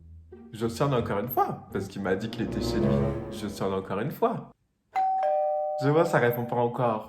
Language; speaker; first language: French; native; French